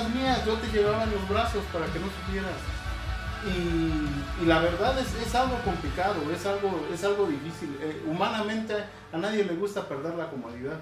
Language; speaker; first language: Spanish; native; Spanish